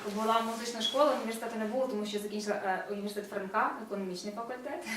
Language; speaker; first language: Ukrainian; native; Ukrainian